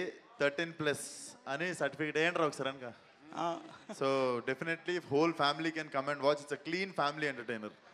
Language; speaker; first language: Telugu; native; Telugu